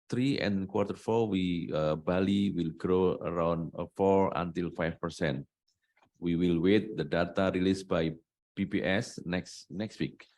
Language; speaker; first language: English; non-native, learner; Indonesian